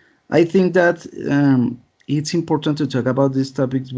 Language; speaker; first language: English; non-native, learner; Spanish